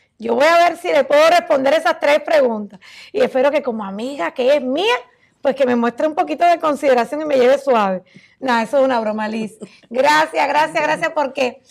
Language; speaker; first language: Spanish; native; Spanish